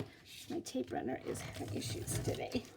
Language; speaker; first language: English; native; English